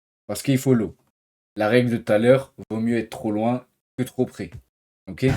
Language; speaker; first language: French; native; French